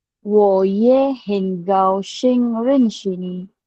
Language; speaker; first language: Chinese; non-native, learner; Filipino